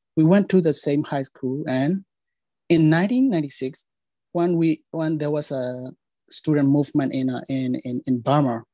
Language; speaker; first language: English; non-native, fluent; Burmese